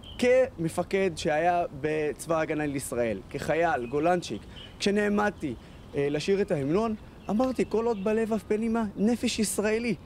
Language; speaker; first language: Hebrew; non-native, local second language; Arabic